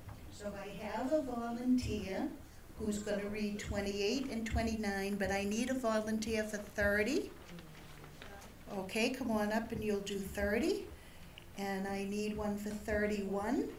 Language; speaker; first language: English; native; English